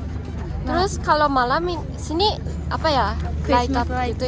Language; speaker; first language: Indonesian; non-native, fluent; Japanese